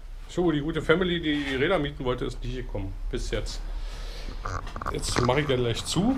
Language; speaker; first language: German; native; German